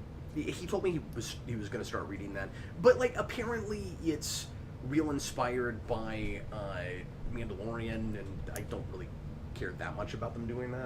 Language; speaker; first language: English; native; English